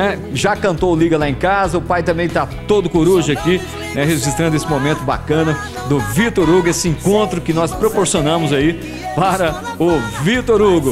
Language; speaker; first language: Portuguese; native; Portuguese